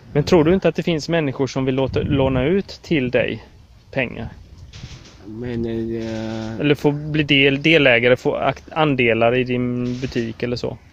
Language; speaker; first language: Swedish; native; Swedish